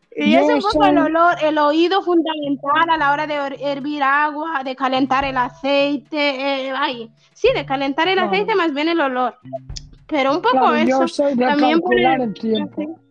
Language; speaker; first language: Spanish; early bilingual, other home language; Arabic